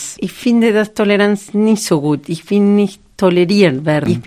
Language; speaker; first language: German; non-native, fluent; Spanish